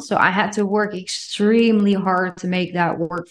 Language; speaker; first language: English; non-native, fluent; Dutch